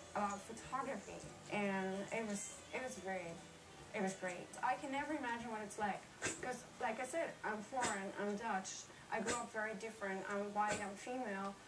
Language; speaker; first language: English; non-native, fluent; Dutch